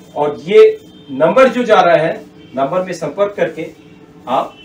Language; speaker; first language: Hindi; non-native, local second language; Bangla